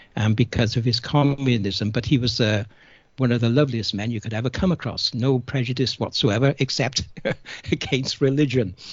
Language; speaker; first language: English; native; English